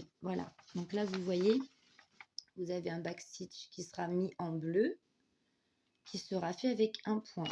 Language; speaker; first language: French; native; French